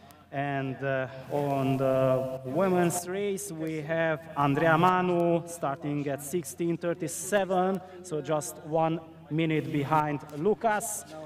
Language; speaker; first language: English; non-native, fluent; Hungarian